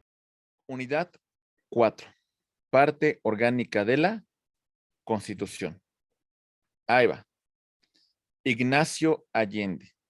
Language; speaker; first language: Spanish; native; Spanish